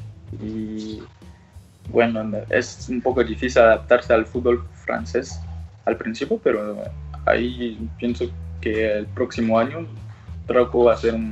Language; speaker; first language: Spanish; early bilingual, other home language; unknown